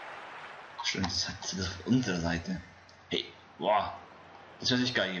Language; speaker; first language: German; native; German